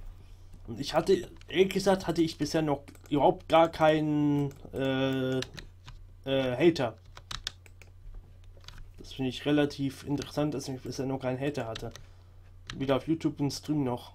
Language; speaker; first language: German; native; German